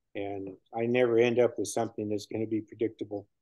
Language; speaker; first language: English; native; English